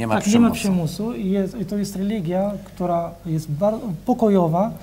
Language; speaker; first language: Polish; non-native, learner; Arabic